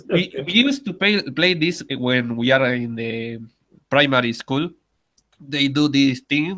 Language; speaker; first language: English; non-native, learner; Spanish